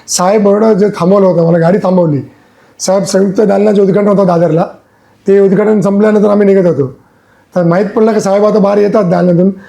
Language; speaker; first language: Marathi; non-native, local second language; Gujarati